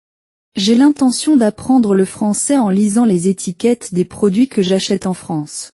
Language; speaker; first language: French; non-native, learner; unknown